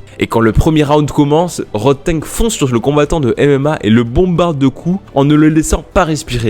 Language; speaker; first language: French; native; French